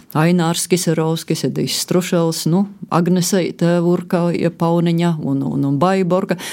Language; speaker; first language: Latvian; native; Latvian